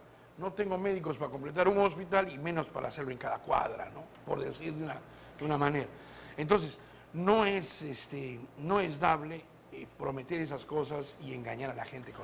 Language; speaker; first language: Spanish; native; Spanish